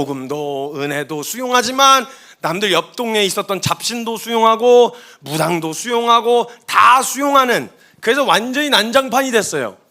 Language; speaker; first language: Korean; native; Korean